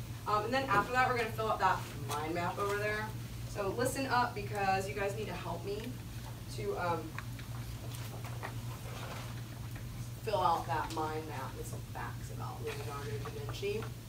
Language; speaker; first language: English; native; English